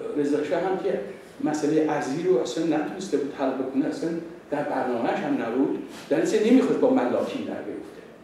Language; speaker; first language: Persian; non-native, local second language; Azerbaijani